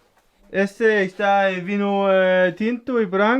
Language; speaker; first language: Portuguese; non-native, learner; Danish